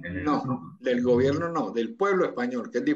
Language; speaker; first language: Spanish; native; Spanish